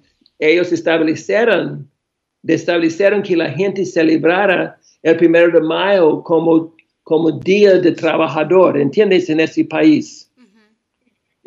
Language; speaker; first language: Spanish; non-native, fluent; English